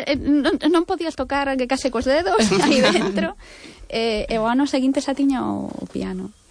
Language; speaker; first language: Galician; non-native, local second language; Spanish